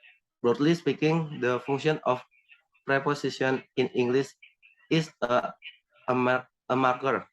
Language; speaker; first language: English; non-native, learner; Indonesian